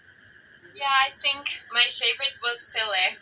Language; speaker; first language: English; non-native, learner; Portuguese